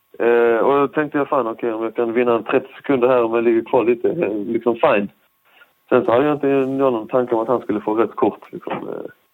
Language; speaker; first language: Swedish; early bilingual, other home language; Persian